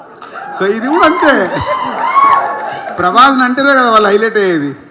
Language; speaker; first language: Telugu; native; Telugu